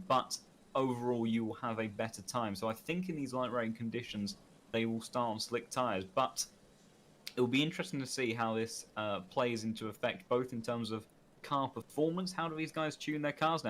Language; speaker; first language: English; native; English